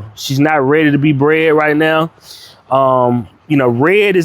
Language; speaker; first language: English; native; English